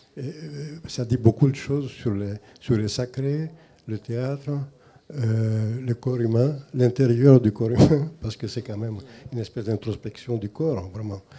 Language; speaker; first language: French; non-native, fluent; Greek